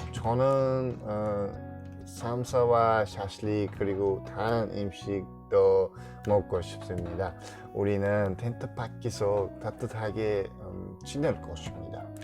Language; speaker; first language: Korean; non-native, learner; Uzbek